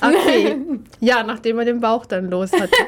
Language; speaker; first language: German; native; German